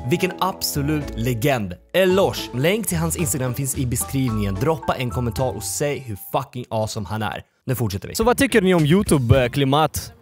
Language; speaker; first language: Swedish; early bilingual, other home language; Russian